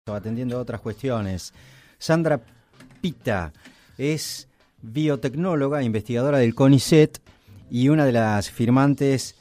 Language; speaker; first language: Spanish; native; Spanish